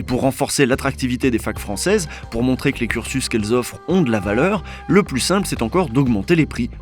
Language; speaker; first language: French; native; French